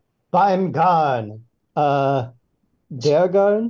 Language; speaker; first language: German; non-native, learner; English